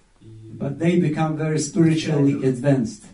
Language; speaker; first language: English; non-native, fluent; Russian